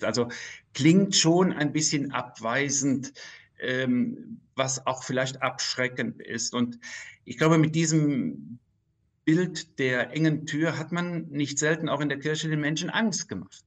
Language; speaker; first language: German; native; German